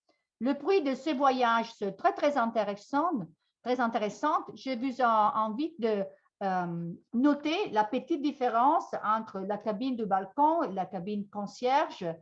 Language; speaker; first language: French; non-native, fluent; Italian